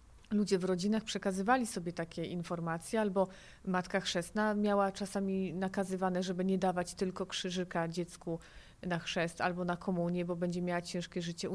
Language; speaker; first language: Polish; native; Polish